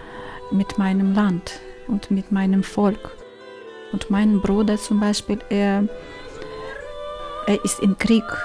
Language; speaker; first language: German; non-native, learner; Ukrainian